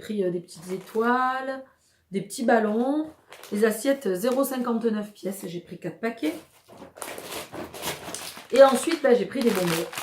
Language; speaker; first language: French; native; French